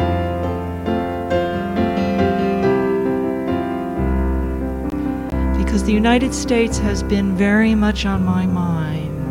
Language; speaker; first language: English; native; English